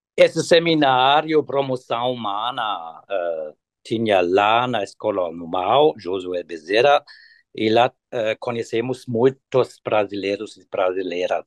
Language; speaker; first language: Portuguese; non-native, fluent; German